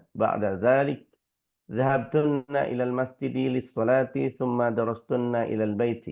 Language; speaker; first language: Arabic; non-native, learner; Indonesian